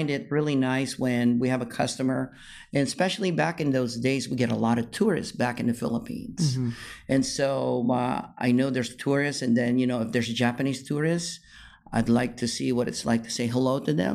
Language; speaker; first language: English; non-native, local second language; Filipino